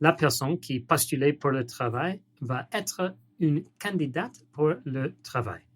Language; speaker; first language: French; non-native, learner; English